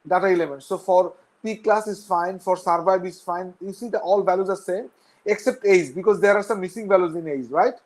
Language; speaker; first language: English; non-native, local second language; Bangla